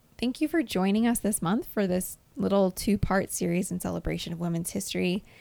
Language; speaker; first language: English; native; English